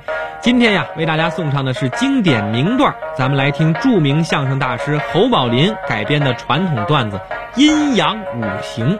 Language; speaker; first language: Chinese; native; Chinese